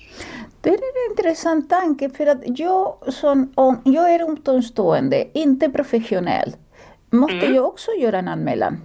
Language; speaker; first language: Swedish; non-native, fluent; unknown